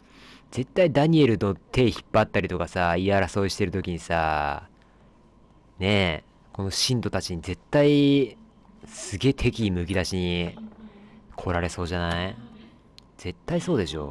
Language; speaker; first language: Japanese; native; Japanese